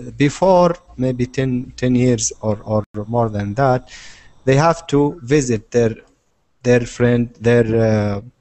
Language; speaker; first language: English; non-native, learner; Arabic